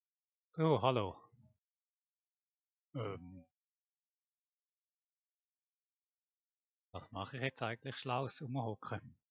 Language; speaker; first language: German; native; German